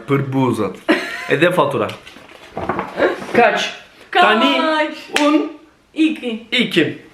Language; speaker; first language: Albanian; non-native, learner; Turkish